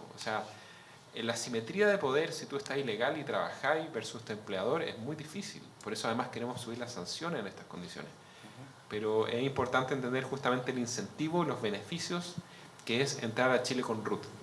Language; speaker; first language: Spanish; native; Spanish